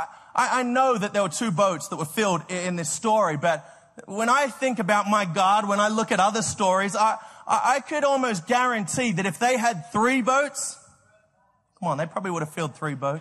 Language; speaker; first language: English; native; English